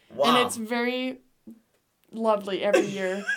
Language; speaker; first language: English; non-native, fluent; Danish